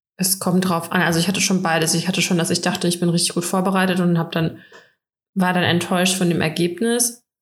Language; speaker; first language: German; early bilingual, other home language; Russian